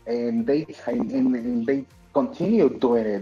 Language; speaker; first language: English; native; English